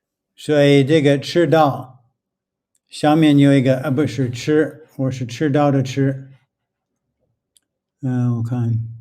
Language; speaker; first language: Chinese; non-native, fluent; English